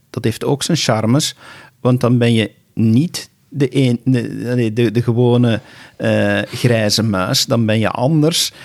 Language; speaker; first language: Dutch; native; Dutch